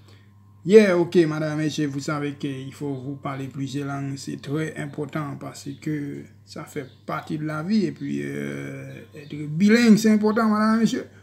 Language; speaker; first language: French; non-native, local second language; Haitian Creole